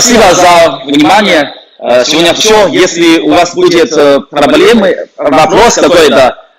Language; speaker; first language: Russian; non-native, fluent; Chinese